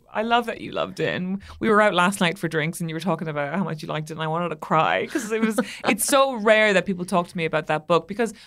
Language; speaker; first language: English; native; English